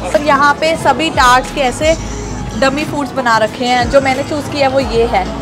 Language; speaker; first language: Hindi; native; Hindi